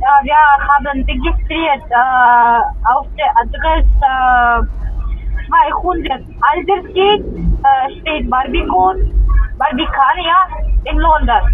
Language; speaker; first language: German; non-native, learner; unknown